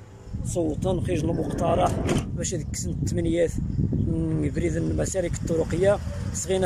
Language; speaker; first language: Arabic; non-native, local second language; Riffian